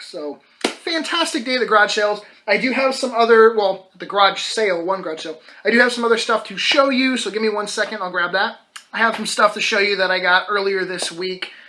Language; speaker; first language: English; native; English